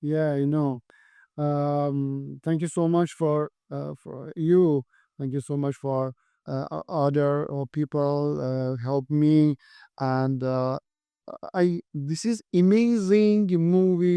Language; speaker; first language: English; non-native, learner; Persian